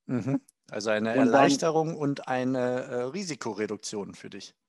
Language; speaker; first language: German; native; German